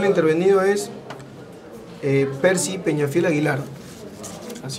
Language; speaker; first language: Spanish; native; Spanish